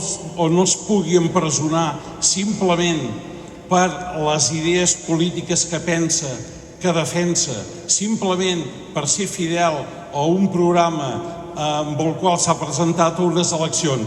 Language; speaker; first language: Catalan; native; Catalan